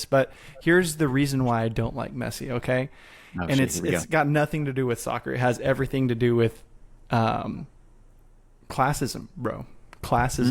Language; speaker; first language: English; native; English